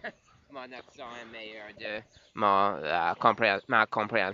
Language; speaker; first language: French; non-native, local second language; English